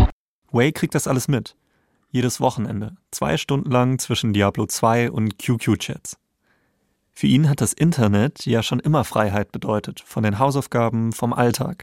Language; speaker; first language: German; native; German